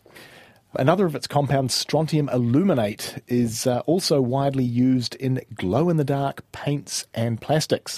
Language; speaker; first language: English; native; English